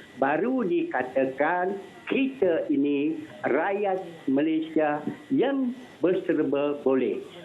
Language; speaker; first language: Malay; native; Malay